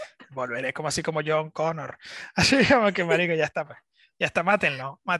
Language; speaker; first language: Spanish; native; Spanish